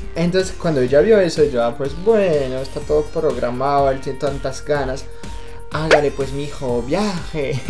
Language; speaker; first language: Spanish; non-native, fluent; French